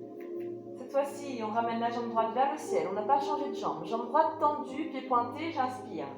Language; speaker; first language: French; native; French